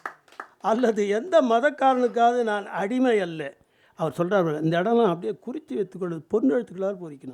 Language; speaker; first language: Tamil; native; Tamil